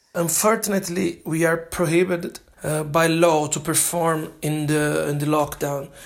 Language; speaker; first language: English; non-native, learner; Portuguese